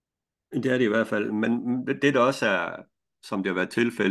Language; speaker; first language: Danish; native; Danish